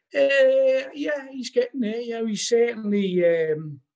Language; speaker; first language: English; native; English